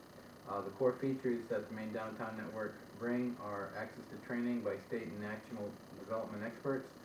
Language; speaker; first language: English; native; English